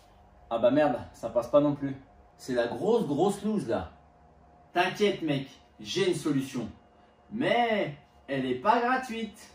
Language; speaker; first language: French; native; French